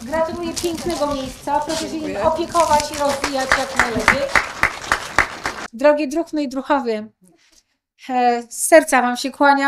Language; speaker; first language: Polish; native; Polish